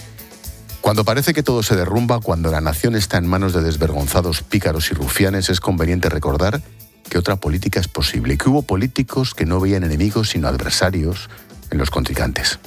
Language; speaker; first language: Spanish; native; Spanish